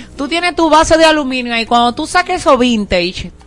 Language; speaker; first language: Spanish; native; Spanish